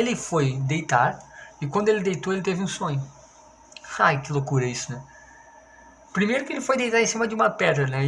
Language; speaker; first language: Portuguese; native; Portuguese